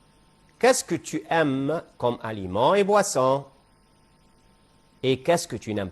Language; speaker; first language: French; non-native, fluent; Arabic